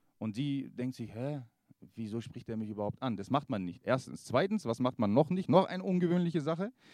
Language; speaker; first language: German; early bilingual, other home language; Kurdish